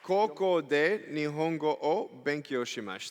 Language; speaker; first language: Japanese; non-native, learner; English